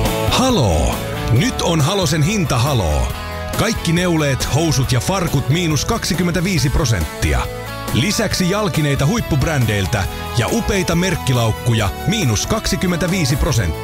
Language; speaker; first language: Finnish; native; Finnish